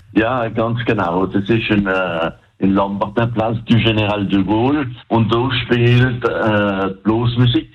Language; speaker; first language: German; non-native, local second language; French